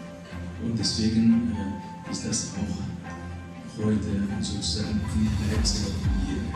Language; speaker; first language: German; non-native, fluent; Russian